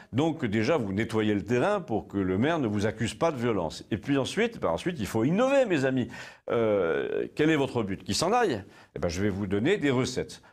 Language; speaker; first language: French; native; French